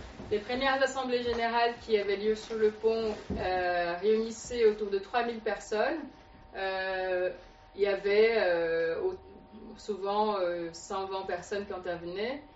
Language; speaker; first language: French; native; French